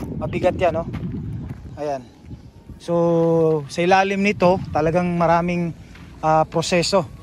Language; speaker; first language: Filipino; non-native, local second language; Cebuano